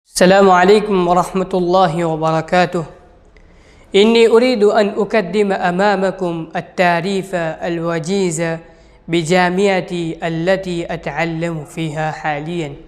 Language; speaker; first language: Arabic; non-native, fluent; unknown